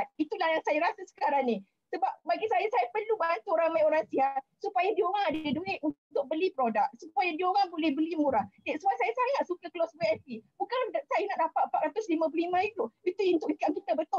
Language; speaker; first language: Malay; native; Malay